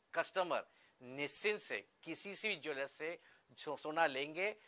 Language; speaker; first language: Hindi; non-native, local second language; Gujarati